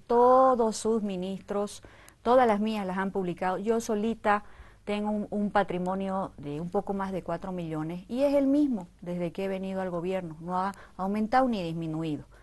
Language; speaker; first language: Spanish; native; Spanish